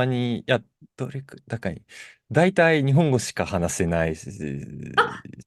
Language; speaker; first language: Japanese; non-native, fluent; Russian